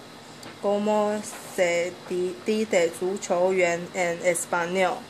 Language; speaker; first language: Spanish; non-native, learner; Chinese